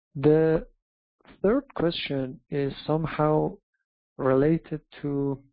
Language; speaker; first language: English; non-native, fluent; Persian